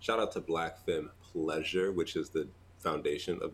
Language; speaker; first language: English; native; English